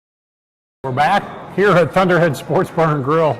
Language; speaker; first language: English; native; English